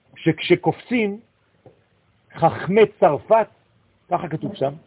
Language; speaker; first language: Hebrew; non-native, fluent; French